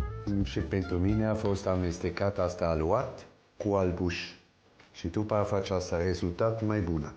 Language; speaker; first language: Romanian; non-native, learner; Swiss German